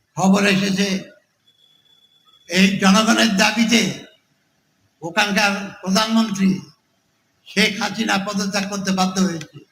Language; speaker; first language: Bangla; native; Bangla